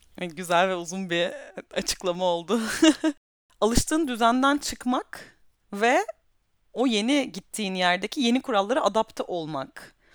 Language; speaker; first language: Turkish; native; Turkish